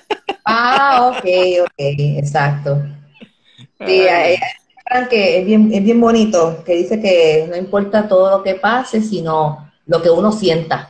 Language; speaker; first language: Spanish; native; Spanish